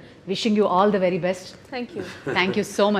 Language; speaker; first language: Telugu; native; Telugu